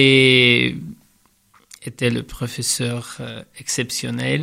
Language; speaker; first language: French; non-native, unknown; Russian